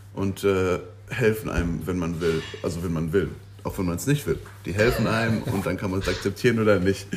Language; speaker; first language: German; non-native, local second language; Luxembourgish